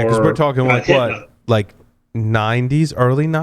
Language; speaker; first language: English; native; English